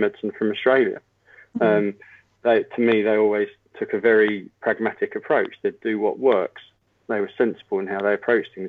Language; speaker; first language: English; native; English